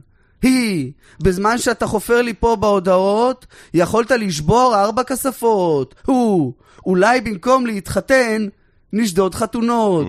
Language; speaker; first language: Hebrew; native; Hebrew